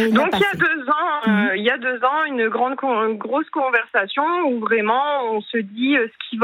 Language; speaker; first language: French; native; French